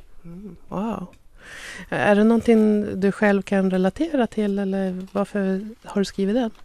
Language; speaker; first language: Swedish; native; Swedish